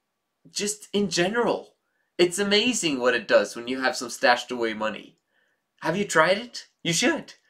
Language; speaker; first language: English; native; English